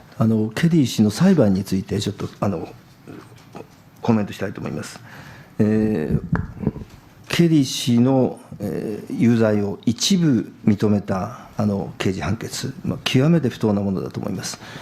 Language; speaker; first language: Japanese; native; Japanese